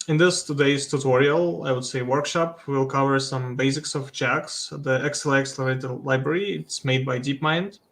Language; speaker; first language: English; non-native, fluent; Russian